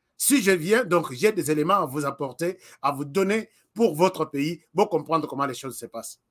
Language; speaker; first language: French; non-native, local second language; Lingala